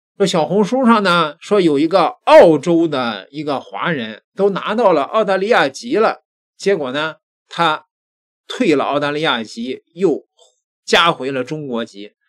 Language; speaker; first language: Chinese; native; Chinese